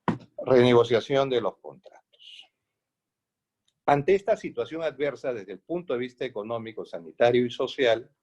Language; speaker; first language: Spanish; native; Spanish